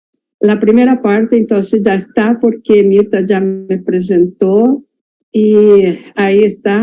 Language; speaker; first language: Spanish; non-native, fluent; Portuguese